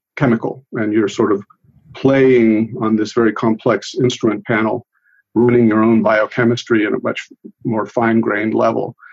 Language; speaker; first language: English; early bilingual, other home language; Italian